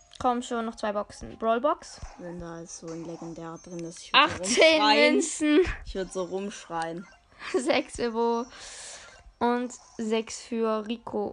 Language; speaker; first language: German; native; German